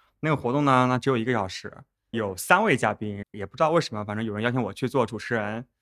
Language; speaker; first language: Chinese; native; Chinese